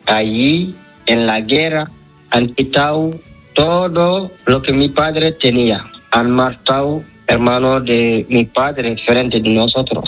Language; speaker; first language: Spanish; non-native, learner; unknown